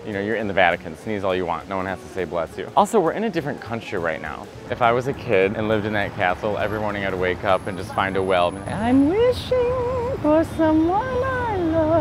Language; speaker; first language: English; native; English